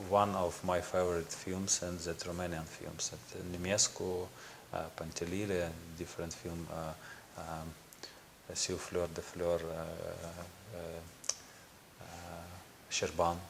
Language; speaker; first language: English; non-native, learner; Ukrainian